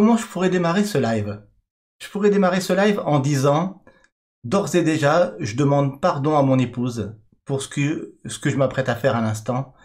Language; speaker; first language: French; native; French